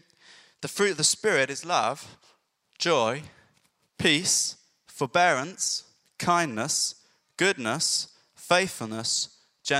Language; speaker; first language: English; native; English